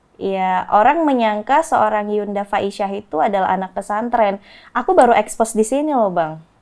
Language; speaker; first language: Indonesian; native; Indonesian